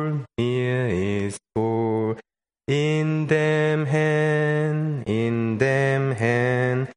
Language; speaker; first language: German; non-native, learner; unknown